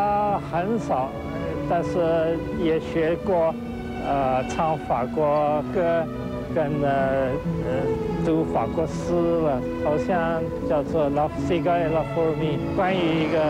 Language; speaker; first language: Chinese; non-native, local second language; Wu Chinese